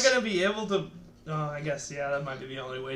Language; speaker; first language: English; native; English